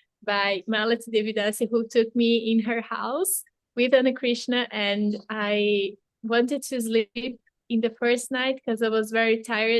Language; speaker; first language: English; non-native, fluent; Portuguese